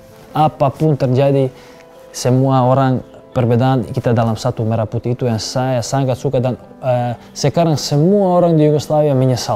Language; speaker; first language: Indonesian; non-native, fluent; Serbian